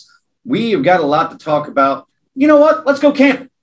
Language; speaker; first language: English; native; English